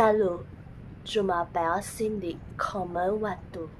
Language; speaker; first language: French; non-native, learner; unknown